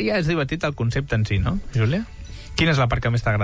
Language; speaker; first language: Catalan; native; Catalan